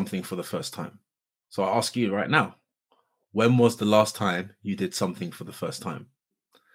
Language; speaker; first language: English; native; English